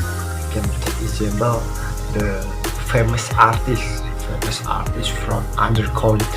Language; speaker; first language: English; non-native, learner; Indonesian